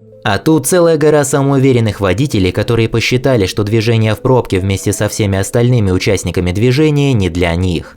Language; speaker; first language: Russian; native; Russian